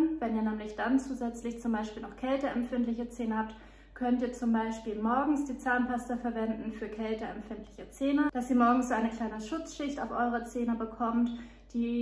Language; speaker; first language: German; native; German